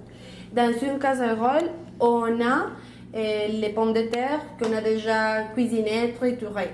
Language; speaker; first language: French; non-native, learner; Spanish